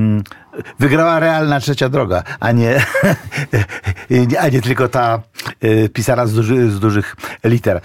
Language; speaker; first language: Polish; native; Polish